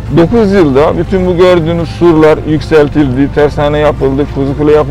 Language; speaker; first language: Turkish; native; Turkish